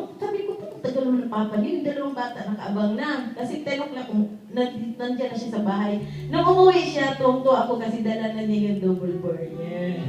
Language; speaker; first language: Filipino; non-native, local second language; Cebuano